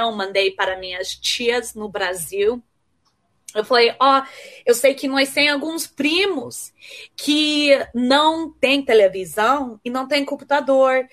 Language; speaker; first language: Portuguese; early bilingual, heritage; Portuguese